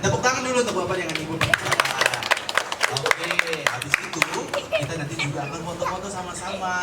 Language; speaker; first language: Malay; native; Malay